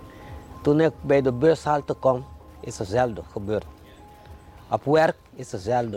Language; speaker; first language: Dutch; non-native, fluent; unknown